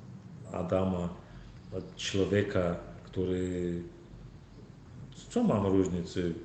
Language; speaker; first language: Polish; non-native, learner; Turkmen